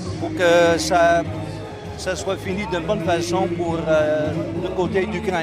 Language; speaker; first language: French; non-native, fluent; Dutch